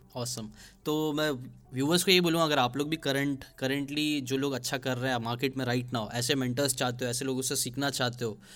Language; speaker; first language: Hindi; native; Hindi